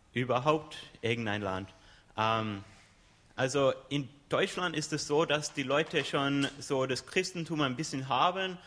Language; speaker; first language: German; non-native, fluent; English